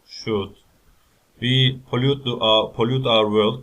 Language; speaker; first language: English; non-native, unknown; Turkish